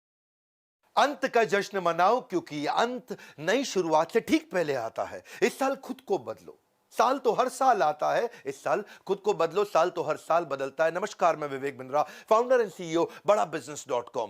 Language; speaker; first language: Hindi; native; Hindi